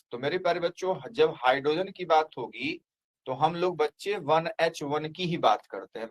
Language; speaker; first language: Hindi; native; Hindi